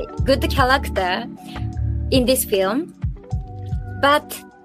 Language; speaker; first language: English; non-native, learner; Japanese